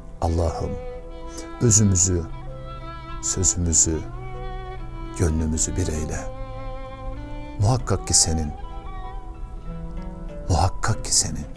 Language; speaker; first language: Turkish; native; Turkish